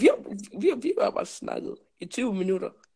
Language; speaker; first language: Danish; early bilingual, other home language; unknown